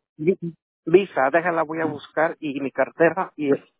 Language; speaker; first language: Spanish; native; Spanish